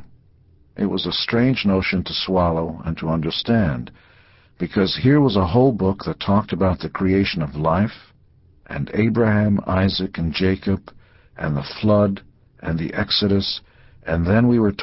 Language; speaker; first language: English; early bilingual, other home language; Hebrew